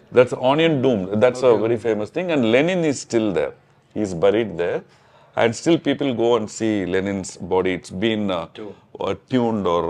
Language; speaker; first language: English; non-native, local second language; Malayalam